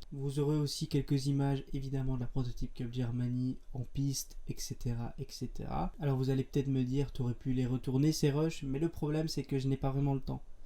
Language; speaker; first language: French; native; French